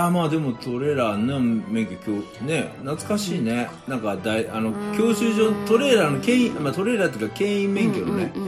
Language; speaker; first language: Japanese; native; Japanese